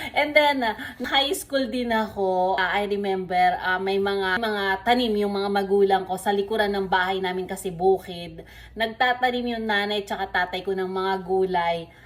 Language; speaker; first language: Filipino; non-native, local second language; Iloko